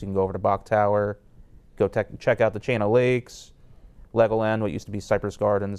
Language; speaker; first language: English; native; English